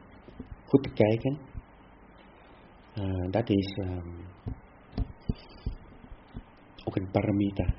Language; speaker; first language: Dutch; non-native, fluent; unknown